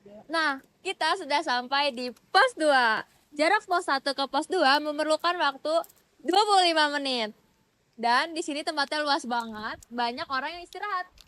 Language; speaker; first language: Indonesian; native; Indonesian